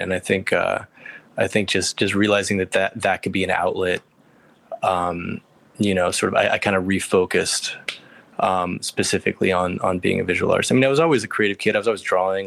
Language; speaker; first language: English; native; English